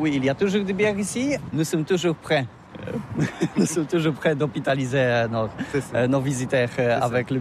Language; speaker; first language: French; non-native, learner; Polish